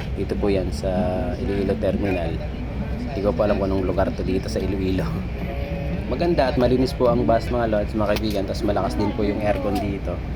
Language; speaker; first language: Filipino; non-native, local second language; Bikol